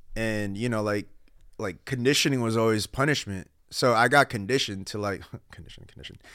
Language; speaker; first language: English; early bilingual, other home language; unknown